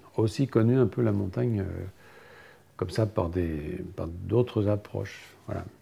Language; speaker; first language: French; native; French